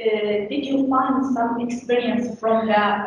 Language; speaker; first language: English; non-native, learner; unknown